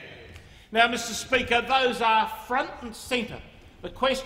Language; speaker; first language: English; native; English